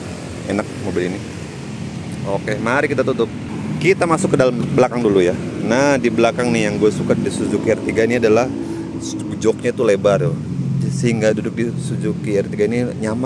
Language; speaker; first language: Indonesian; native; Indonesian